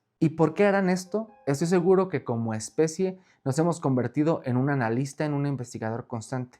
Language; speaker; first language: Spanish; native; Spanish